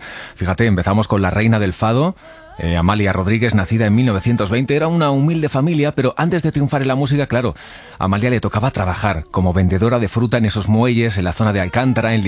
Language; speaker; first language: Spanish; native; Spanish